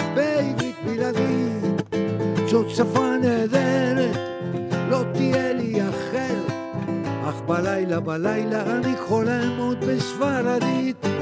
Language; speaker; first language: Hebrew; non-native, fluent; Spanish